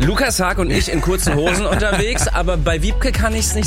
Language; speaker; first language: German; native; German